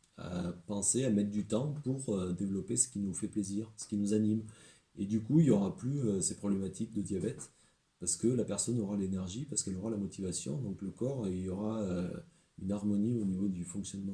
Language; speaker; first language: French; native; French